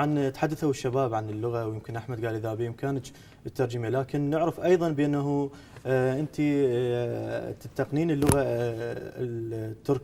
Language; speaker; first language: Arabic; native; Arabic